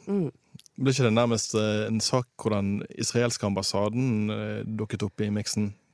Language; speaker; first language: Norwegian; native; Norwegian